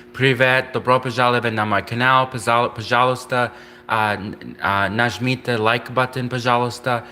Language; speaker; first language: Russian; non-native, learner; English